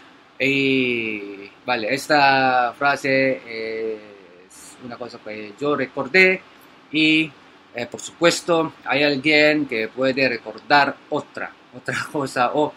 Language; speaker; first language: Spanish; non-native, learner; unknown